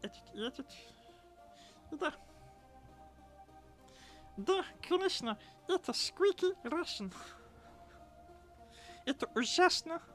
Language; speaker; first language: Russian; non-native, learner; English